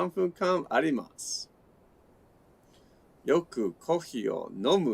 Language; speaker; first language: Japanese; non-native, learner; English